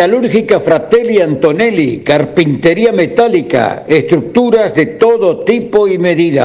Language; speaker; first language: Spanish; native; Spanish